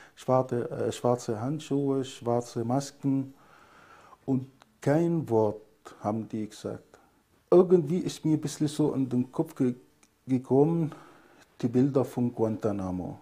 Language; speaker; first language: German; non-native, fluent; Arabic